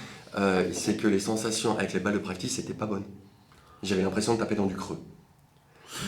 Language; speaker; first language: French; native; French